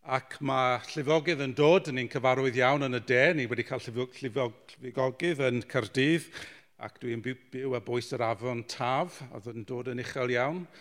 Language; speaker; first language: Welsh; non-native, local second language; English